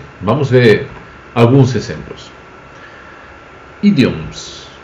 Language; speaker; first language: Portuguese; non-native, fluent; Spanish